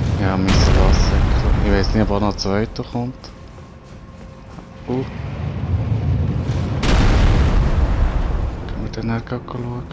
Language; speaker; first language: German; native; German